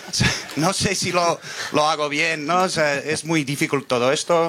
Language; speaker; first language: Spanish; non-native, fluent; English